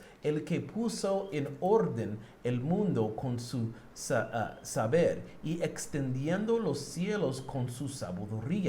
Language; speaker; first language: Spanish; non-native, learner; English